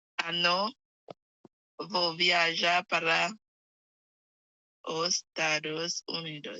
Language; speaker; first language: Portuguese; non-native, learner; Haitian Creole